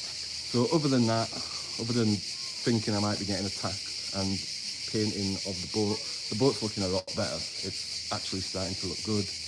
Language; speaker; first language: English; native; English